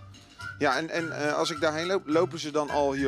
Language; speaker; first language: Dutch; native; Dutch